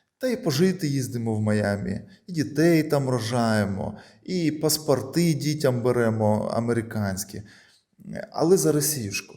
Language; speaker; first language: Ukrainian; non-native, local second language; Russian